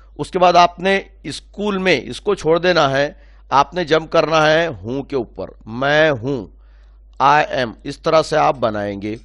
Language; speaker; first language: Urdu; native; Urdu